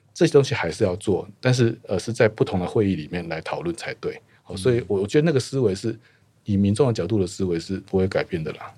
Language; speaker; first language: Chinese; native; Chinese